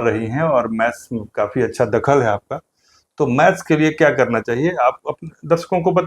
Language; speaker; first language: Hindi; native; Hindi